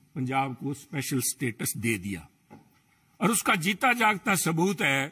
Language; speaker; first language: Hindi; native; Hindi